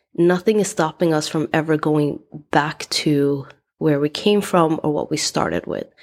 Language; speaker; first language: English; non-native, fluent; Swedish